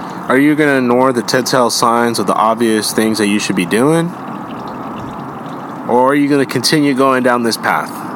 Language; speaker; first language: English; native; English